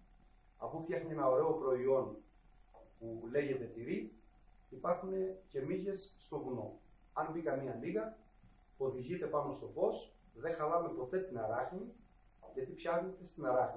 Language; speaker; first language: Greek; native; Greek